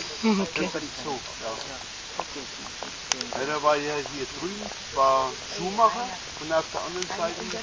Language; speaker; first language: German; native; German